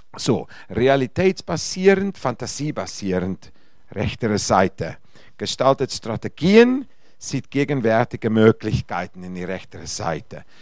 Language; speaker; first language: German; non-native, fluent; Afrikaans